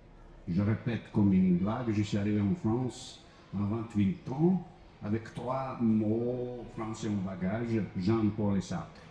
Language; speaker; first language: French; non-native, fluent; Croatian